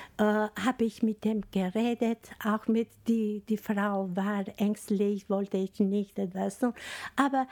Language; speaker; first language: German; non-native, fluent; Albanian